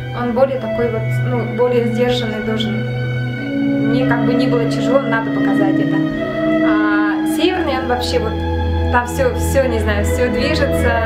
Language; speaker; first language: Russian; non-native, local second language; Yakut